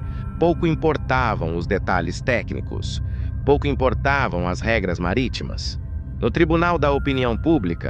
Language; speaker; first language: Portuguese; native; Portuguese